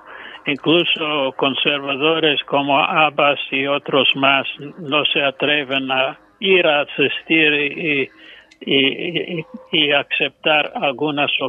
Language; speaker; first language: Spanish; non-native, fluent; English